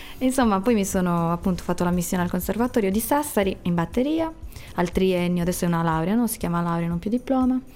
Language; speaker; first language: Italian; native; Italian